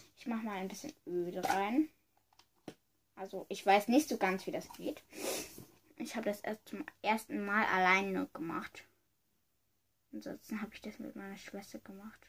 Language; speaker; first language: German; early bilingual, other home language; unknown